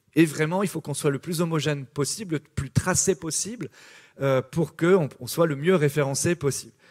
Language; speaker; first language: French; native; French